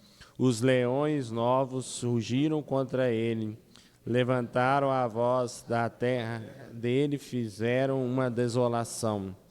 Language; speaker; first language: Portuguese; native; Portuguese